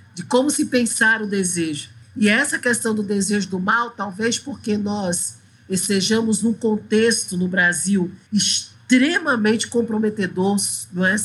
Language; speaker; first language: Portuguese; native; Portuguese